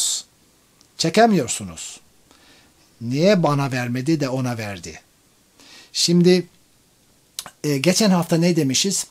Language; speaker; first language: Turkish; non-native, fluent; English